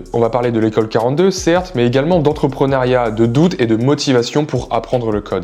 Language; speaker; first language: French; native; French